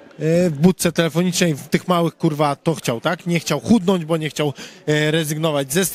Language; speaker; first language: Polish; native; Polish